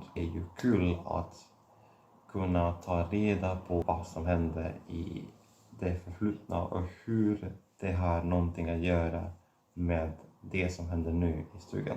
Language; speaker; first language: Swedish; non-native, fluent; Catalan